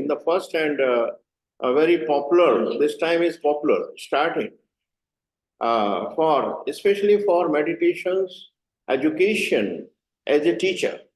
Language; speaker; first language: English; non-native, learner; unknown